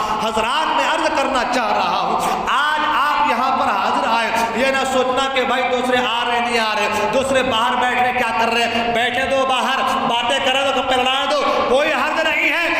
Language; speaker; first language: Urdu; native; Urdu